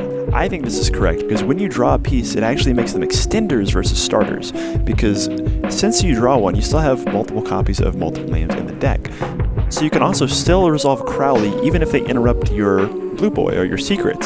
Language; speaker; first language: English; native; English